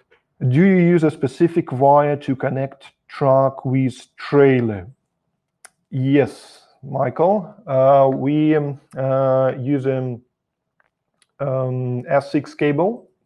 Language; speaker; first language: English; non-native, fluent; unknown